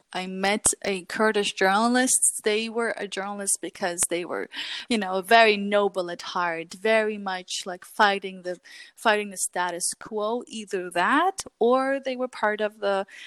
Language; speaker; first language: English; early bilingual, other home language; Kurdish